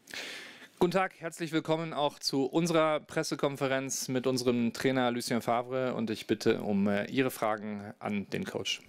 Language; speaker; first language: German; native; German